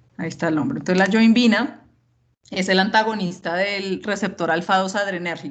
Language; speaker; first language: Spanish; native; Spanish